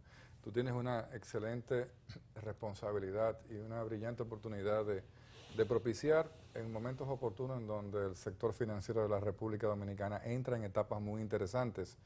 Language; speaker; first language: Spanish; native; Spanish